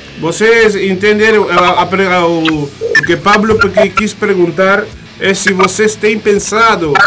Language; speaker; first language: Portuguese; non-native, learner; Spanish